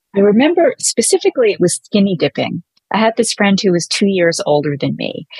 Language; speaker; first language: English; native; English